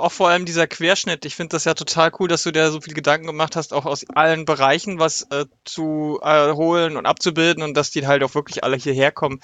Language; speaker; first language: German; native; German